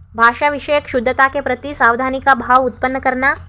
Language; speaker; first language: Hindi; non-native, local second language; Kannada